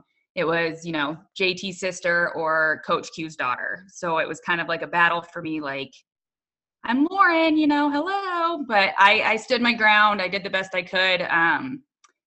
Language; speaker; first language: English; native; English